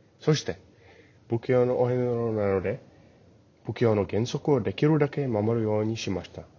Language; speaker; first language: Japanese; non-native, learner; English